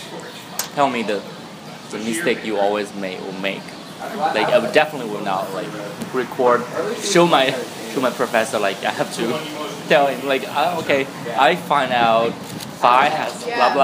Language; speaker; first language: English; non-native, fluent; Chinese